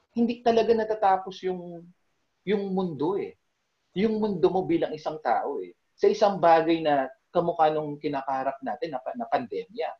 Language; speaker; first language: Filipino; native; Filipino